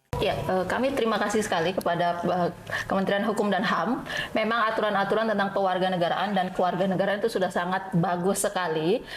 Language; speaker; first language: Indonesian; native; Indonesian